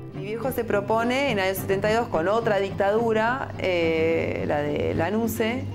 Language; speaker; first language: Spanish; early bilingual, heritage; Spanish